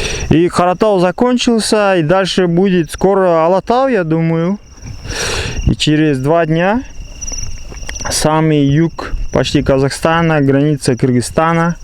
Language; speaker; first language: Russian; non-native, local second language; Kazakh